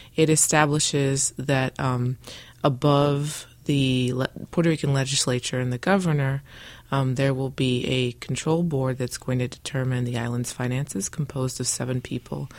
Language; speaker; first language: English; early bilingual, other home language; Spanish